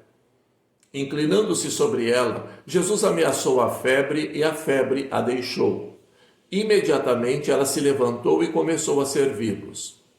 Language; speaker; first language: Portuguese; native; Portuguese